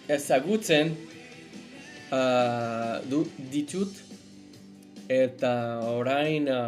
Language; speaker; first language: Basque; non-native, learner; English